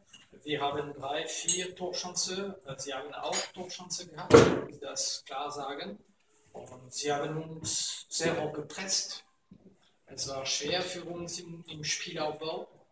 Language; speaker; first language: German; non-native, local second language; French